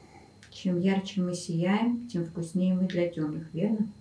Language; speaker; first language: Russian; native; Russian